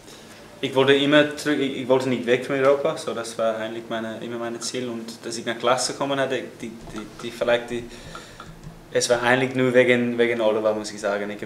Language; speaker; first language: German; non-native, fluent; English